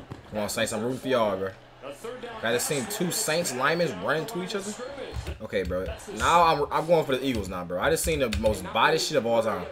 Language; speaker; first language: English; native; English